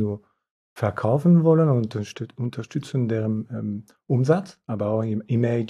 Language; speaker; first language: German; non-native, fluent; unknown